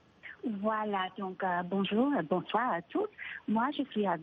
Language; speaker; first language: French; non-native, fluent; Spanish